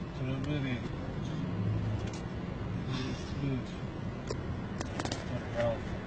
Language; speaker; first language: English; non-native, learner; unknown